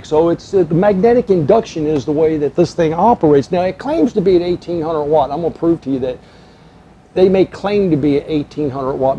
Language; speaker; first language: English; native; English